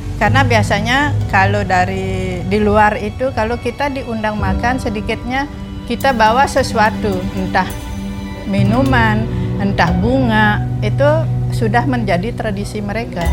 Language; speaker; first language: Indonesian; non-native, local second language; Balinese